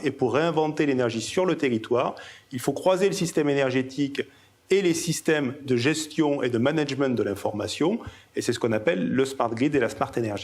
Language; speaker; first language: French; native; French